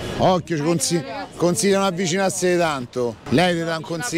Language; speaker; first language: Italian; native; Italian